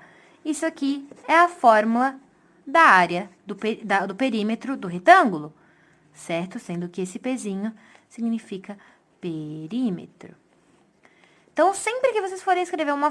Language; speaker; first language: Portuguese; native; Portuguese